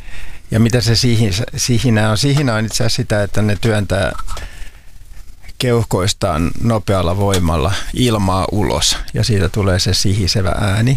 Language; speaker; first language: Finnish; native; Finnish